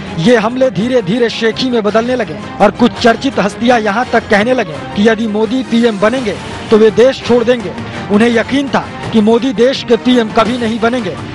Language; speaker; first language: Hindi; native; Hindi